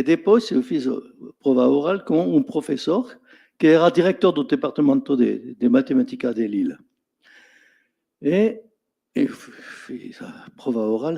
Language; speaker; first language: Portuguese; non-native, fluent; French